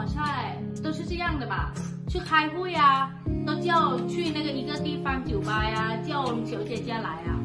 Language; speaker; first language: Chinese; non-native, fluent; Thai